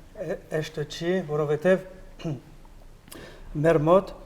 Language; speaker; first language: Armenian; non-native, learner; French